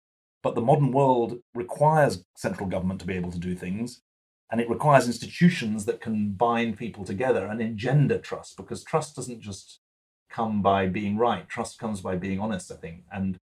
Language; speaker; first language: English; native; English